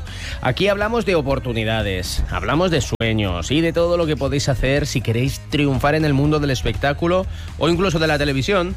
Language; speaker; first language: Spanish; native; Spanish